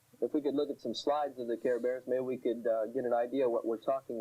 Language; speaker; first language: English; native; English